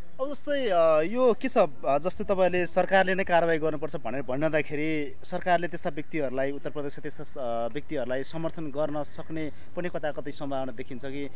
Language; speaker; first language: Nepali; native; Nepali